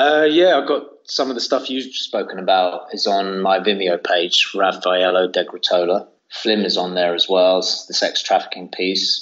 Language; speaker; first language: English; native; English